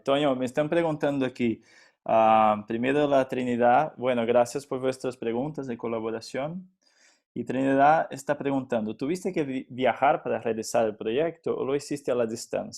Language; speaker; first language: Spanish; non-native, fluent; Portuguese